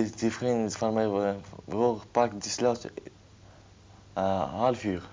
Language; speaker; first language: Dutch; non-native, learner; Arabic